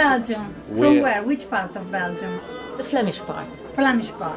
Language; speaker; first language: English; non-native, learner; Italian